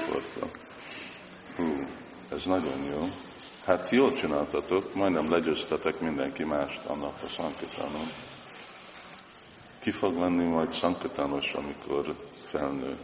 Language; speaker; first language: Hungarian; non-native, fluent; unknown